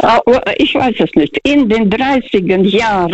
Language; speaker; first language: German; early bilingual, heritage; German